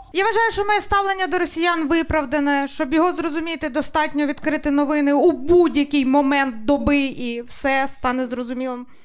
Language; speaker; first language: Ukrainian; non-native, local second language; Russian